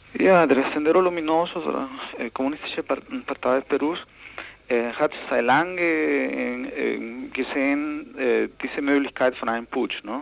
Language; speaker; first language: German; non-native, learner; Spanish